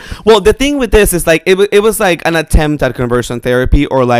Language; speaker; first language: English; non-native, fluent; Spanish